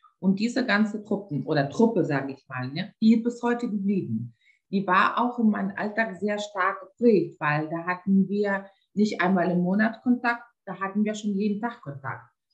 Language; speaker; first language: German; non-native, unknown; Lithuanian